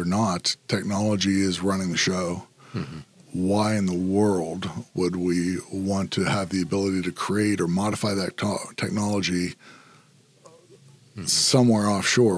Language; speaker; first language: English; native; English